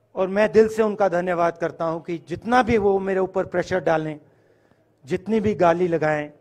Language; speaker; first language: Hindi; native; Hindi